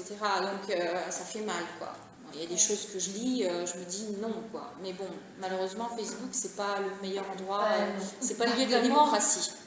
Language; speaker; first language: French; early bilingual, other home language; Italian